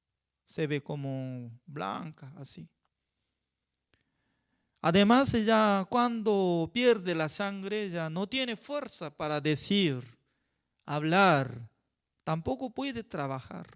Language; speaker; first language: Spanish; non-native, fluent; Korean